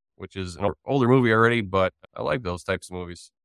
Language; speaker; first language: English; native; English